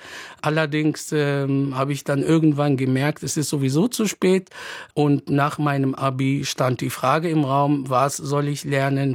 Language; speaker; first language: German; non-native, fluent; Arabic